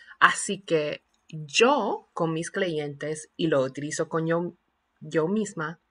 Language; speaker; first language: Spanish; non-native, fluent; English